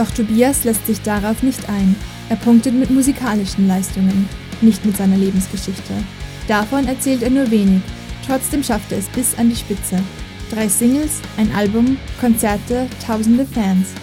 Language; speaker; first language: German; native; German